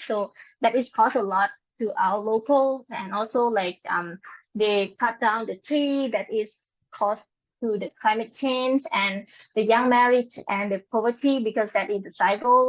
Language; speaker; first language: English; non-native, learner; Lao